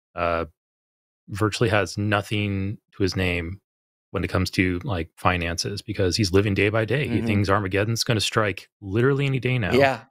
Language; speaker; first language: English; native; English